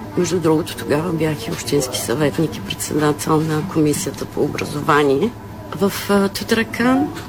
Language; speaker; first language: Bulgarian; non-native, local second language; Turkish